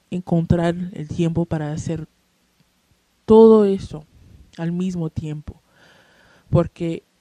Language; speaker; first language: Spanish; non-native, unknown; English